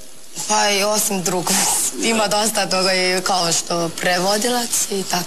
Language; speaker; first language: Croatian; non-native, learner; Chinese